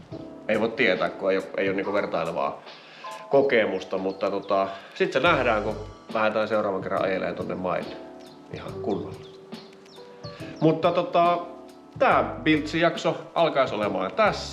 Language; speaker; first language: Finnish; native; Finnish